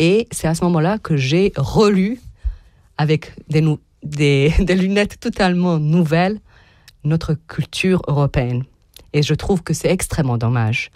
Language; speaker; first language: French; non-native, fluent; Serbian